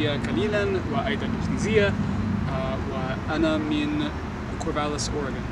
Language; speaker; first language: Arabic; non-native, learner; English